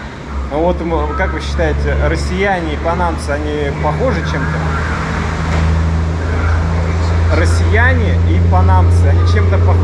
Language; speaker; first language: Russian; native; Russian